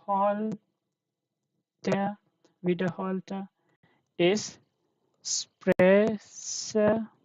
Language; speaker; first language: German; non-native, fluent; Hindi